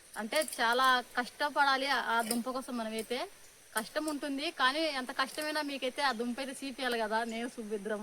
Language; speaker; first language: Telugu; native; Telugu